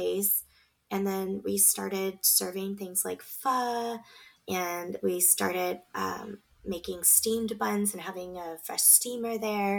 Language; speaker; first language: English; native; English